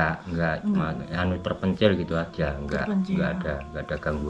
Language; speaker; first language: Indonesian; non-native, local second language; Javanese